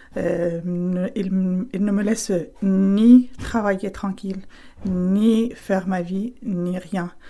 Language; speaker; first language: French; non-native, fluent; Spanish